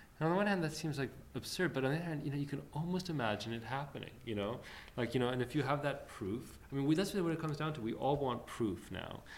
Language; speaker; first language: English; early bilingual, other home language; Armenian